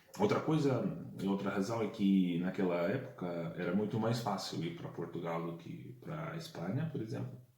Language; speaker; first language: Portuguese; non-native, fluent; Russian